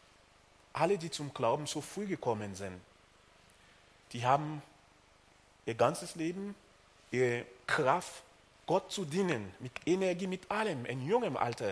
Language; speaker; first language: German; non-native, fluent; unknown